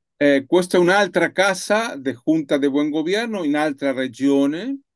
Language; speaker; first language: Italian; non-native, learner; Spanish